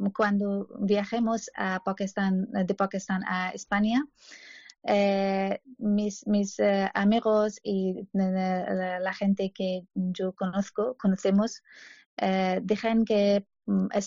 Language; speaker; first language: Spanish; non-native, learner; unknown